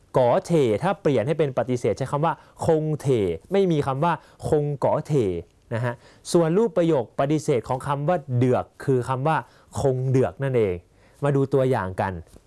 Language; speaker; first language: Thai; native; Thai